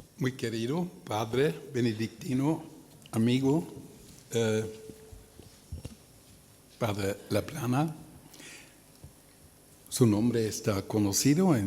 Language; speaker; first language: Spanish; non-native, learner; German